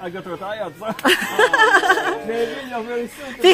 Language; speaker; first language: English; non-native, learner; French